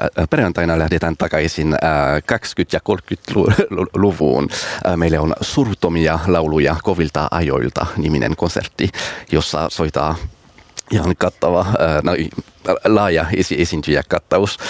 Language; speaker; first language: Finnish; non-native, fluent; French